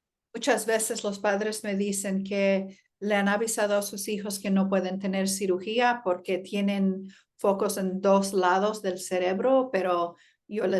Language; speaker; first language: Spanish; early bilingual, heritage; Spanish